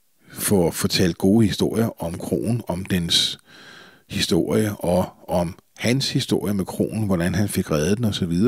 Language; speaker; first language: Danish; native; Danish